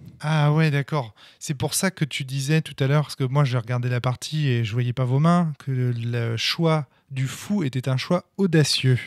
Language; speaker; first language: French; native; French